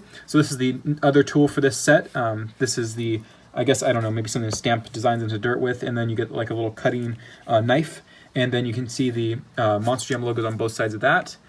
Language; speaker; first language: English; native; English